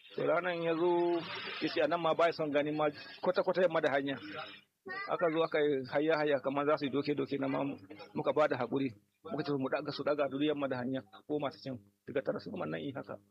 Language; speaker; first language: Hausa; native; Hausa